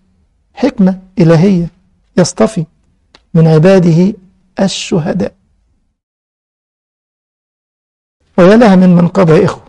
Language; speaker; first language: Arabic; native; Arabic